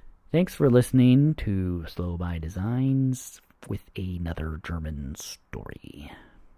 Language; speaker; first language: English; native; English